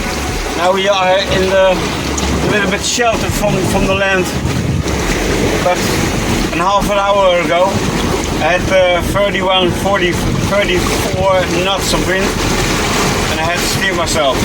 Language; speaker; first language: English; non-native, fluent; Dutch